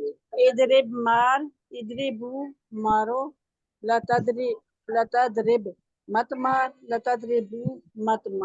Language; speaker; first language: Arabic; non-native, learner; Urdu